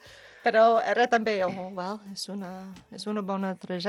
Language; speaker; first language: Catalan; non-native, learner; English